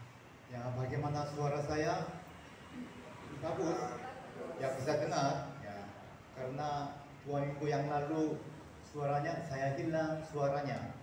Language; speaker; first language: Indonesian; non-native, fluent; Korean